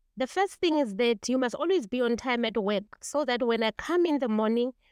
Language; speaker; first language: English; non-native, local second language; Tswana